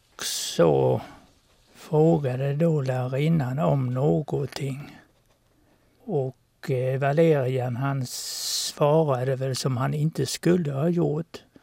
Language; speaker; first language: Swedish; native; Swedish